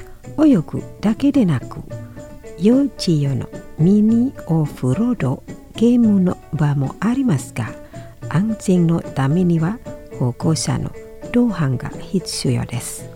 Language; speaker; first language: Japanese; non-native, fluent; Indonesian